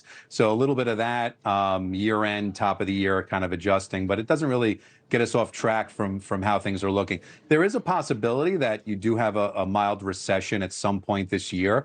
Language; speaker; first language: English; native; English